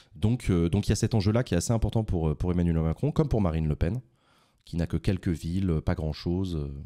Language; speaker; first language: French; native; French